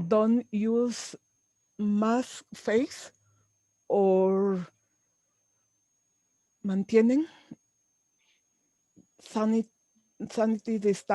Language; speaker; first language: English; non-native, learner; Spanish